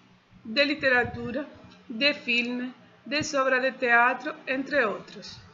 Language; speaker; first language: French; non-native, fluent; Spanish